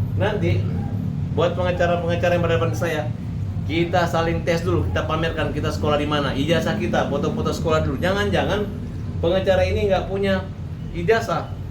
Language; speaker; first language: Indonesian; native; Indonesian